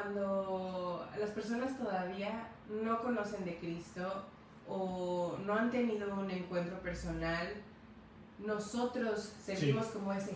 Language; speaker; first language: Spanish; native; Spanish